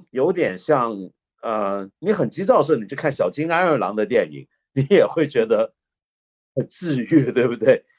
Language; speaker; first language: Chinese; non-native, local second language; Cantonese